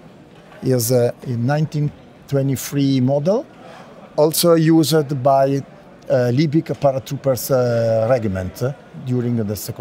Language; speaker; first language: English; non-native, learner; Italian